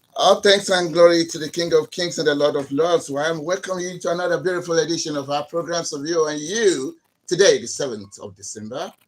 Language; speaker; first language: English; non-native, local second language; Yoruba